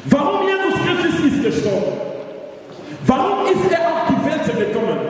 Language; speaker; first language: German; non-native, learner; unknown